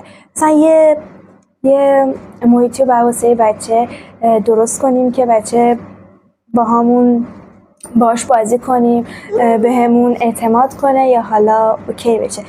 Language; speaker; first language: Persian; native; Persian